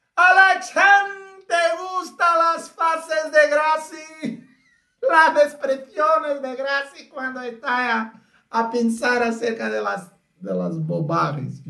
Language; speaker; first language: Spanish; non-native, learner; Portuguese